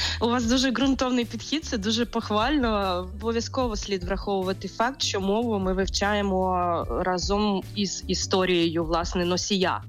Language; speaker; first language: Ukrainian; native; Ukrainian